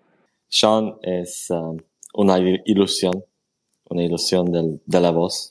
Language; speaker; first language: Spanish; non-native, fluent; Swedish